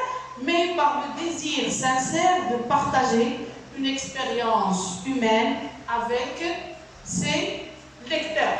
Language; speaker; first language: French; non-native, local second language; Arabic